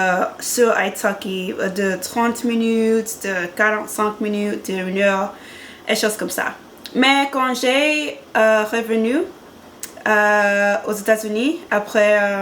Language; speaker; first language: French; non-native, learner; English